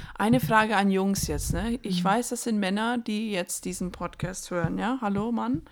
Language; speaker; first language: German; non-native, fluent; English